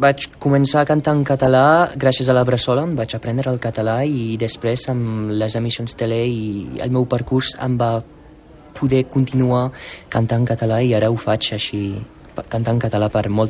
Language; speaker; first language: Catalan; non-native, local second language; French